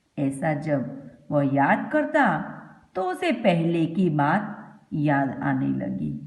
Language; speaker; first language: Hindi; non-native, local second language; Gujarati